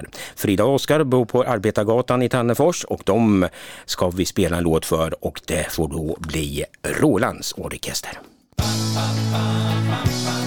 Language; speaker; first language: Swedish; native; Swedish